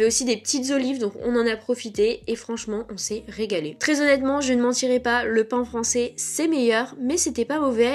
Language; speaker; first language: French; native; French